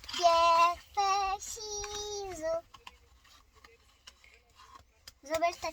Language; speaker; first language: French; native; French